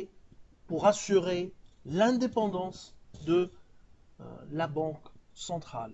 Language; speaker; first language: French; non-native, local second language; Arabic